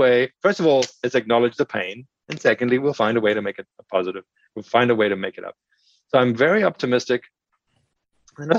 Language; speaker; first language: English; native; English